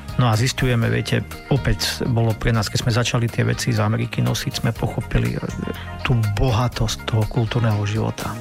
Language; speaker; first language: Slovak; native; Slovak